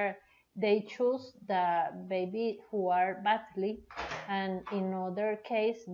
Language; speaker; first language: English; non-native, learner; Spanish